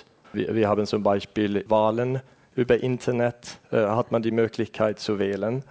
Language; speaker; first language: German; non-native, fluent; Estonian